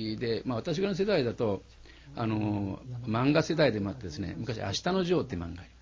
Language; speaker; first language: Japanese; native; Japanese